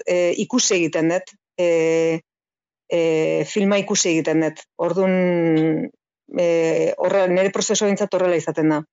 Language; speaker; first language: Basque; native; Basque